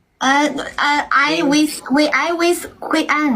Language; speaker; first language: English; non-native, learner; Chinese